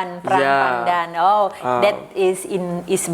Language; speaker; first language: English; non-native, fluent; Indonesian